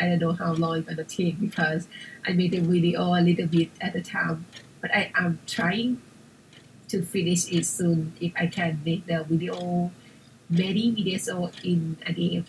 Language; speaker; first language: English; non-native, fluent; Thai